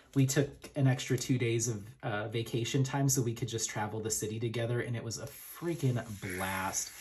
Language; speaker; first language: English; native; English